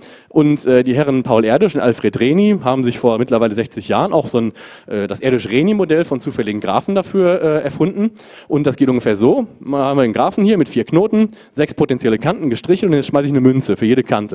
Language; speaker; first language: German; native; German